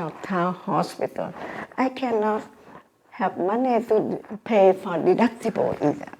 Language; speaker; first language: English; non-native, learner; Vietnamese